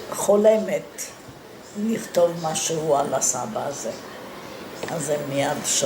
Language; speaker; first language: Hebrew; non-native, fluent; Italian